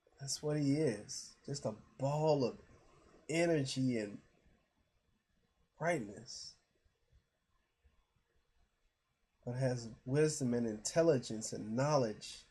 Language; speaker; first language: English; native; English